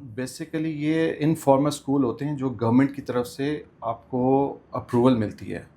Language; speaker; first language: Urdu; native; Urdu